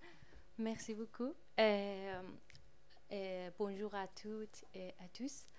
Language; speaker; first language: French; non-native, fluent; Persian